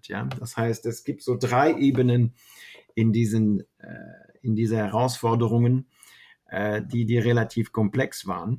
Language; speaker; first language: German; non-native, fluent; French